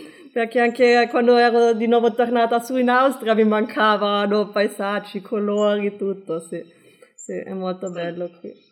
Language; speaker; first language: Italian; non-native, fluent; German